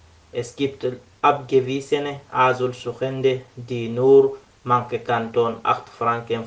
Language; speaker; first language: German; non-native, learner; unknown